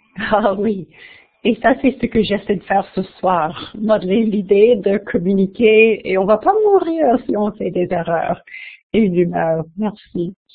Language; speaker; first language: French; non-native, local second language; English